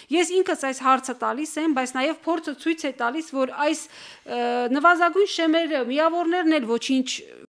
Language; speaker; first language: Armenian; native; Armenian